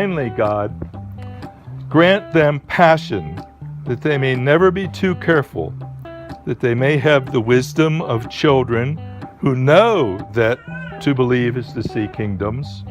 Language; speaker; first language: English; native; English